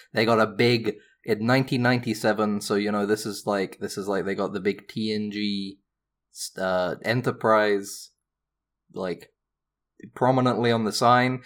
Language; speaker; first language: English; native; English